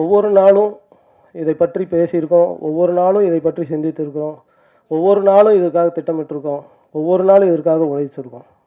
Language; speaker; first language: Tamil; native; Tamil